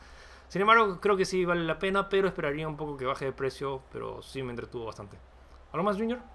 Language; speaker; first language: Spanish; native; Spanish